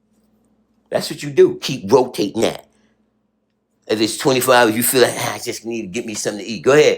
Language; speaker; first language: English; native; English